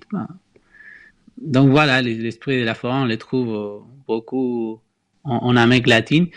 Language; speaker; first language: French; non-native, fluent; Spanish